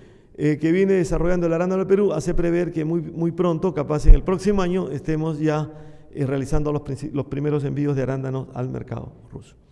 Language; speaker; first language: Spanish; native; Spanish